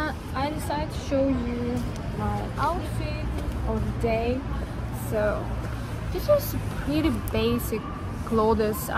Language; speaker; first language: English; non-native, learner; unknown